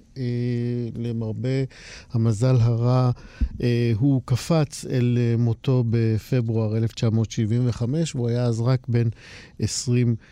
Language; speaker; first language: Hebrew; native; Hebrew